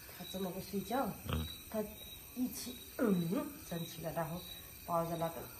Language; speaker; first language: Chinese; non-native, learner; Nepali